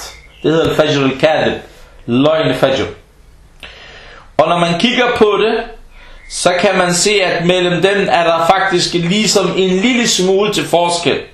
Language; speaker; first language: Danish; non-native, local second language; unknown